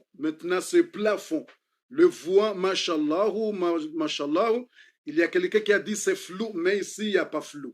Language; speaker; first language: French; non-native, learner; Comorian